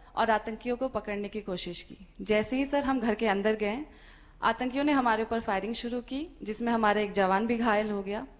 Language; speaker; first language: Hindi; native; Hindi